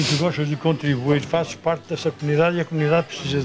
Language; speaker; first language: Portuguese; native; Portuguese